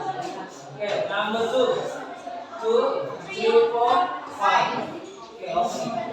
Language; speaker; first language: English; non-native, learner; Indonesian